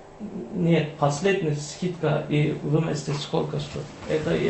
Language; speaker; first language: Russian; non-native, learner; Turkish